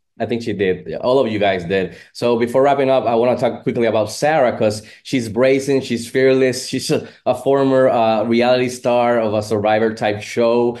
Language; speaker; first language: English; non-native, local second language; Spanish